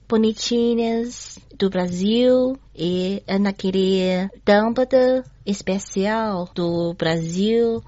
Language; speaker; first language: Portuguese; non-native, learner; Chinese